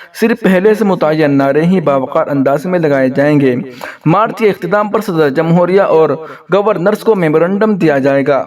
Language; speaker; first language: Urdu; native; Urdu